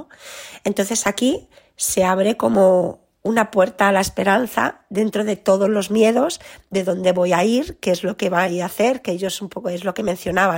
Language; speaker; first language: Spanish; native; Spanish